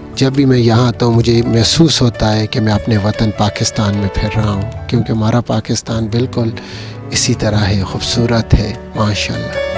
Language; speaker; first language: Urdu; non-native, local second language; Northern Hindko